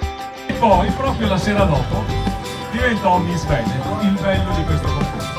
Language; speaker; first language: Italian; native; Italian